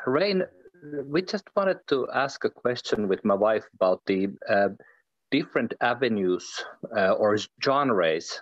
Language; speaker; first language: English; native; English